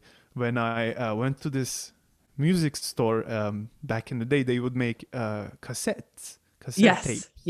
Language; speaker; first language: English; non-native, fluent; Turkish